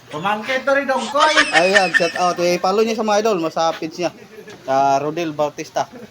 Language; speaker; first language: Filipino; native; Filipino